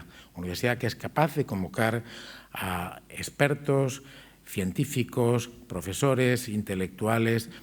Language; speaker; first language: Spanish; native; Spanish